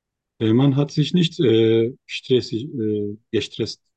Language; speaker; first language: German; non-native, fluent; Turkish